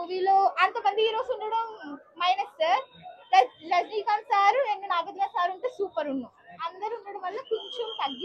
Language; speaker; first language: Telugu; native; Telugu